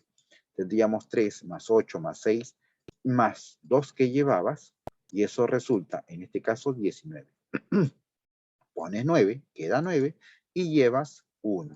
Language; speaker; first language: Spanish; native; Spanish